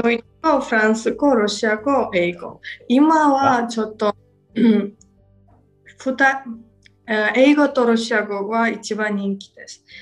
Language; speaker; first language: Japanese; non-native, learner; Georgian